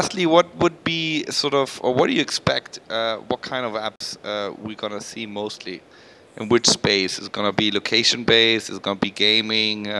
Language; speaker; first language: English; non-native, fluent; German